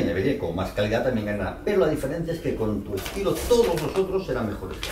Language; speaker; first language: Spanish; native; Spanish